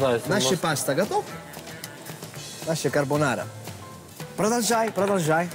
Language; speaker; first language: Russian; non-native, fluent; Italian